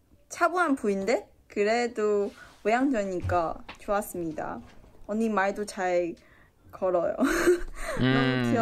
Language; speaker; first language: Korean; non-native, learner; Chinese